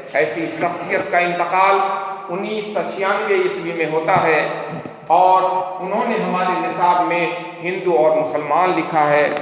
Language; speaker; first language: Urdu; native; Urdu